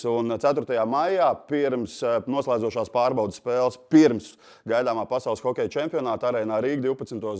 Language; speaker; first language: Latvian; native; Latvian